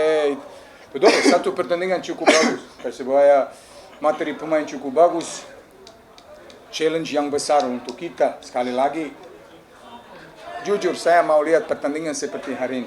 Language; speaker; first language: Indonesian; non-native, fluent; Serbian